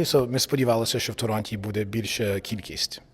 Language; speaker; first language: Ukrainian; early bilingual, heritage; English